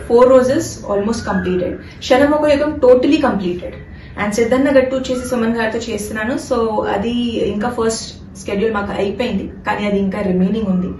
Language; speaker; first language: Telugu; non-native, fluent; Hindi